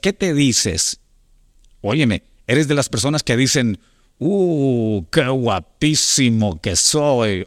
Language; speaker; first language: Spanish; native; Spanish